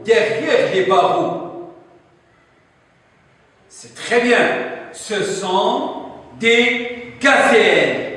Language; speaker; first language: French; non-native, local second language; Arabic